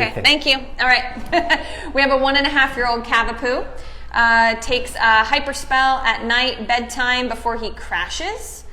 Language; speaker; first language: English; native; English